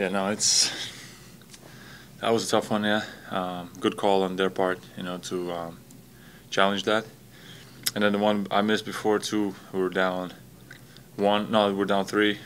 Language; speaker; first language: English; non-native, fluent; Latvian